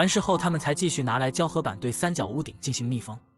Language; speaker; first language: Chinese; native; Chinese